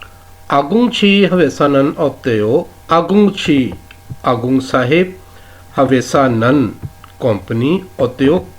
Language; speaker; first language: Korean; non-native, fluent; Urdu